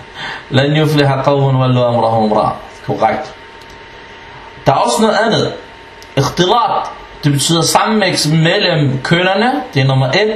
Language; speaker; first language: Danish; non-native, fluent; Arabic